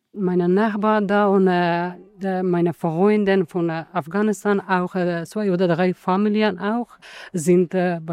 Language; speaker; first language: German; non-native, learner; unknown